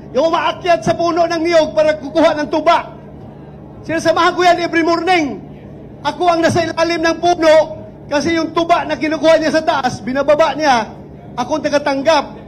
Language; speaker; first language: Filipino; non-native, local second language; Cebuano